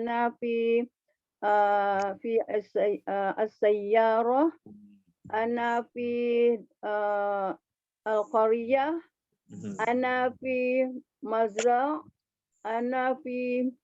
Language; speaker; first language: Arabic; non-native, learner; Malay